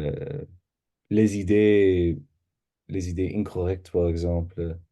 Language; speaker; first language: French; non-native, learner; English